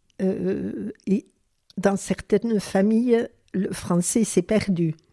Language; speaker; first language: French; native; French